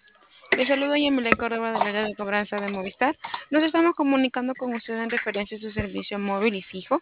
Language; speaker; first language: Spanish; native; Spanish